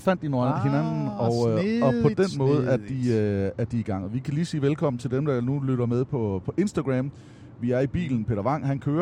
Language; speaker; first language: Danish; native; Danish